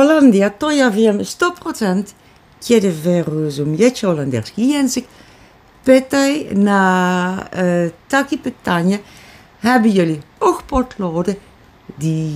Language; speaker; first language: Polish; early bilingual, heritage; Polish